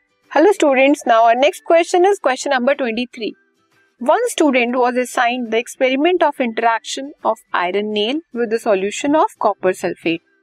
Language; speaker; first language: English; non-native, local second language; Hindi